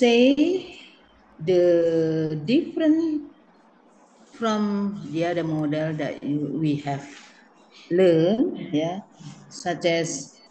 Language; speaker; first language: English; non-native, learner; Indonesian